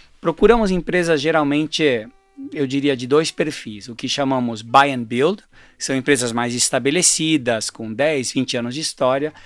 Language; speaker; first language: Portuguese; early bilingual, other home language; Spanish